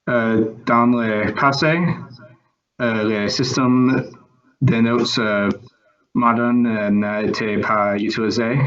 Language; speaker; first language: French; non-native, learner; English